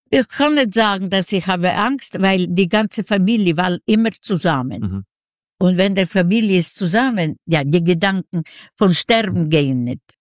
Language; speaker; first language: German; non-native, learner; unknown